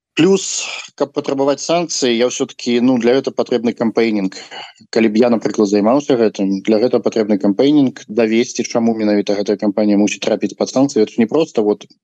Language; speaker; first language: Belarusian; non-native, local second language; Russian